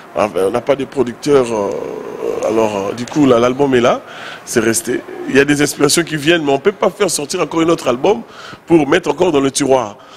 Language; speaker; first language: French; non-native, local second language; Lingala